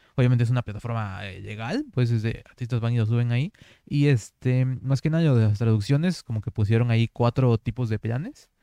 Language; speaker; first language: Spanish; native; Spanish